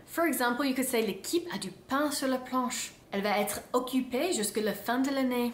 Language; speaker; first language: French; non-native, fluent; English